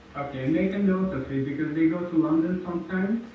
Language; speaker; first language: English; non-native, fluent; Hungarian